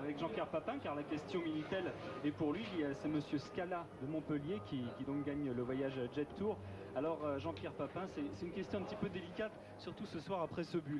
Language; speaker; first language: French; native; French